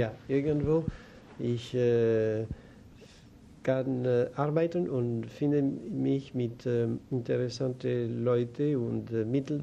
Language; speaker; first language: German; non-native, learner; Greek